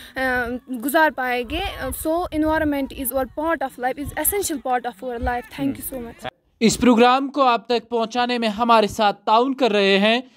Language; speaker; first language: Hindi; non-native, local second language; Kashmiri